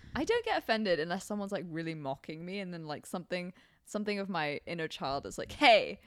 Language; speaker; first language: English; non-native, local second language; Cantonese